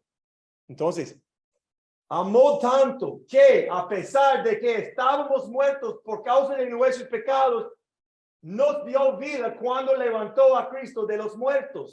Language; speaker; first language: Spanish; non-native, learner; English